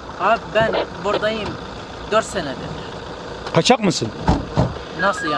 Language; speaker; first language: Turkish; non-native, learner; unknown